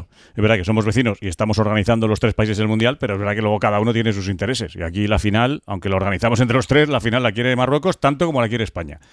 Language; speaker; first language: Spanish; native; Spanish